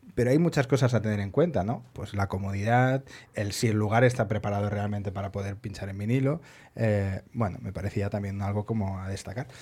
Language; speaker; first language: Spanish; native; Spanish